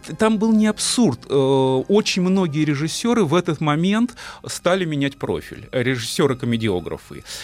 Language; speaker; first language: Russian; native; Russian